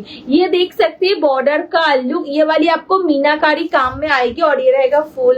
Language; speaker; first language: Hindi; non-native, local second language; Bangla